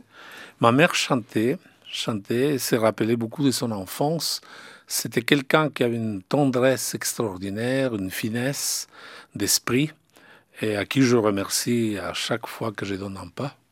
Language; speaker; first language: French; non-native, fluent; Spanish